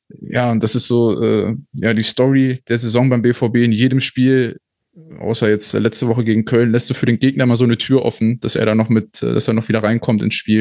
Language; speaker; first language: German; native; German